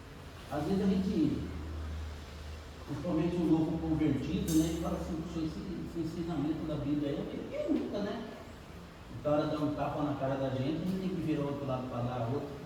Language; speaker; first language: Portuguese; native; Portuguese